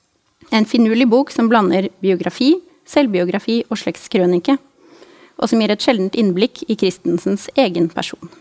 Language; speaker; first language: Norwegian; native; Norwegian